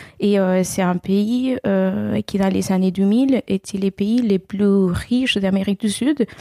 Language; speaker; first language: French; non-native, fluent; Spanish